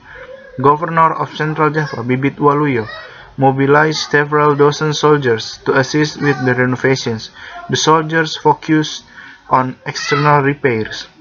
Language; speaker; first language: English; non-native, learner; Indonesian